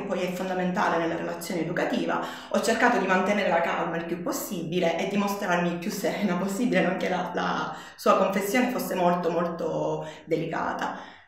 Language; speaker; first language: Italian; native; Italian